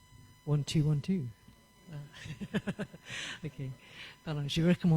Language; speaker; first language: French; non-native, fluent; English